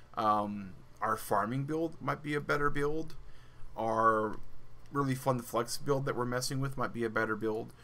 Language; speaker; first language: English; native; English